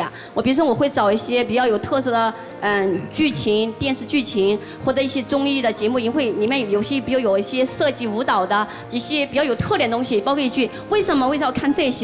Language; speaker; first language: Chinese; native; Chinese